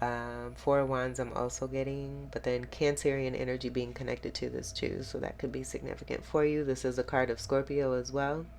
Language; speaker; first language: English; native; English